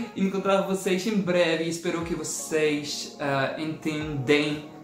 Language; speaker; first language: Portuguese; non-native, learner; French